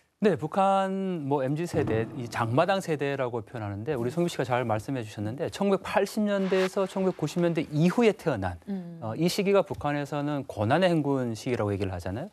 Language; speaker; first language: Korean; native; Korean